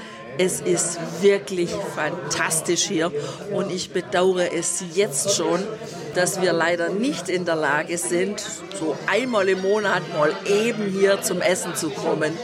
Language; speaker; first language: German; native; German